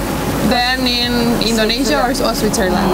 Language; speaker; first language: English; non-native, fluent; Romanian